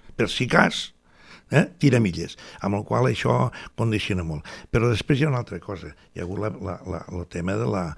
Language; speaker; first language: Catalan; native; Catalan